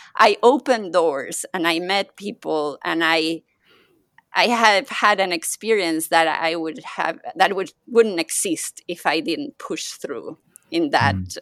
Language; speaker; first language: English; non-native, fluent; Spanish